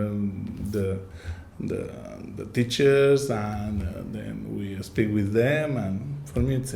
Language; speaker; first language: English; non-native, learner; Catalan